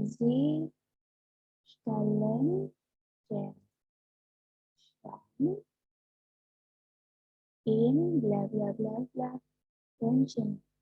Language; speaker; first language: German; non-native, learner; Indonesian